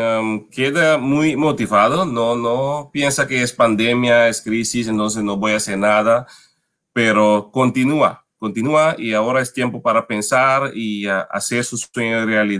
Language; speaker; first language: Spanish; non-native, fluent; Papiamento